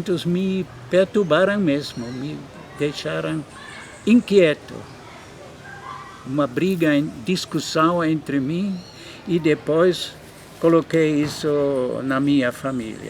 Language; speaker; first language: Portuguese; non-native, fluent; German